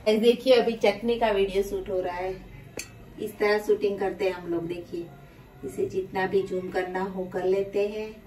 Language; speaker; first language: Hindi; non-native, local second language; Gujarati